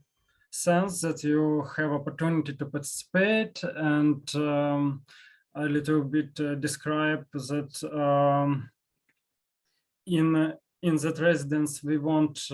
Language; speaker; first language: English; non-native, learner; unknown